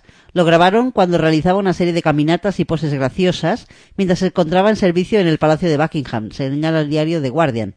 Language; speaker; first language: Spanish; native; Spanish